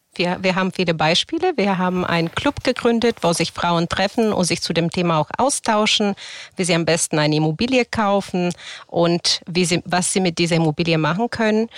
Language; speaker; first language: German; non-native, fluent; Bulgarian